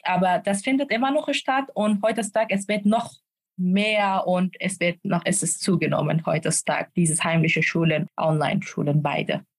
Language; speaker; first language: German; non-native, fluent; Persian